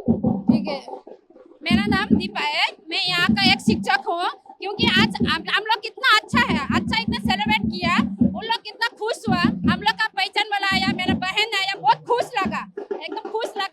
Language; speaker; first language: Hindi; non-native, local second language; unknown